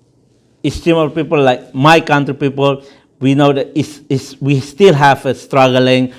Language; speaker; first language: English; non-native, fluent; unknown